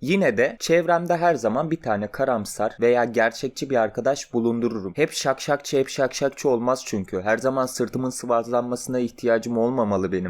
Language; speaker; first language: Turkish; native; Turkish